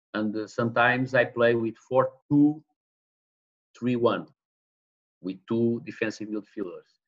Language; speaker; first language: English; non-native, learner; Portuguese